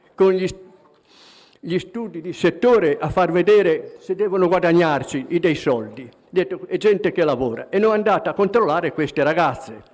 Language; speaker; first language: Italian; native; Italian